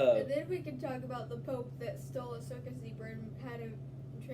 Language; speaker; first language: English; native; English